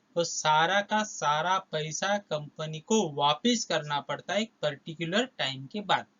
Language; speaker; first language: Hindi; non-native, local second language; Marathi